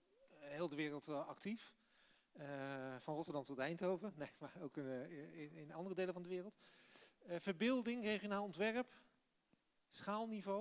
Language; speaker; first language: Dutch; native; Dutch